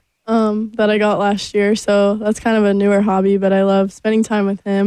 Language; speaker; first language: English; native; English